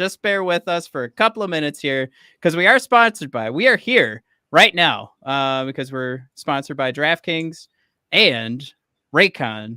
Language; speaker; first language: English; native; English